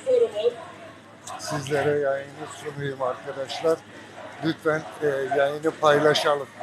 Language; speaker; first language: Turkish; native; Turkish